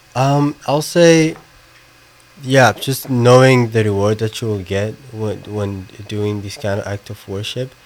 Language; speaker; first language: English; non-native, fluent; Somali